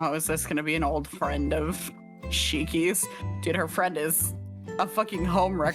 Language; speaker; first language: English; native; English